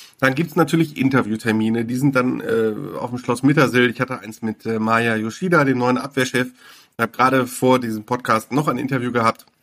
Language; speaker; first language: German; native; German